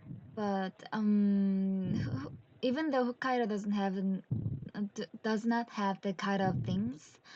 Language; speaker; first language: English; non-native, learner; Korean